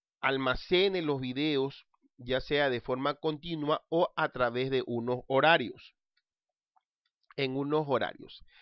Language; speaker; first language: Spanish; native; Spanish